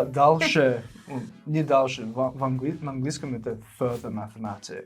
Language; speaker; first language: Russian; non-native, fluent; English